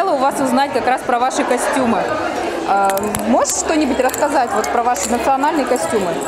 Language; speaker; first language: Russian; native; Russian